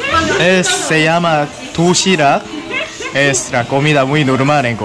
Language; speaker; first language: Spanish; non-native, learner; Korean